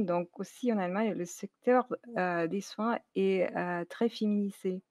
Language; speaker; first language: French; non-native, fluent; German